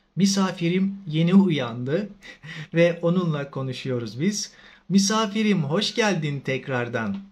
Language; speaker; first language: Turkish; native; Turkish